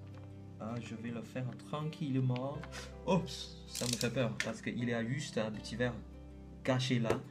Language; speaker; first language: French; non-native, learner; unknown